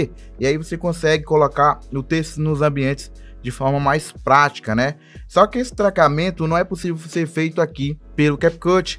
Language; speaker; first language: Portuguese; native; Portuguese